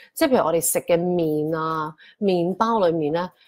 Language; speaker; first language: Cantonese; native; Cantonese